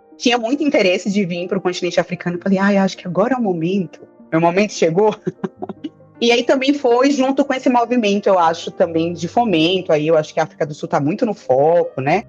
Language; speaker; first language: Portuguese; native; Portuguese